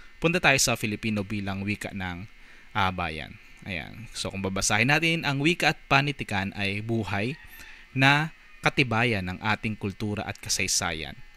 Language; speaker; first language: Filipino; native; Filipino